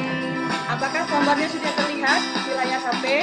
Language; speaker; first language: Indonesian; native; Indonesian